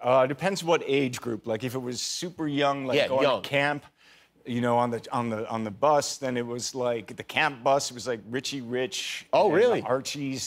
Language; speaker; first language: English; native; English